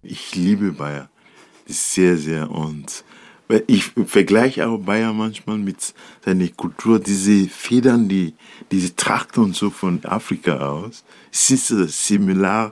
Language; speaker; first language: German; non-native, learner; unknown